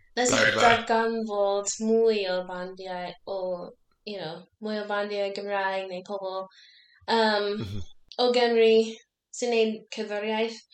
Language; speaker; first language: Welsh; non-native, learner; English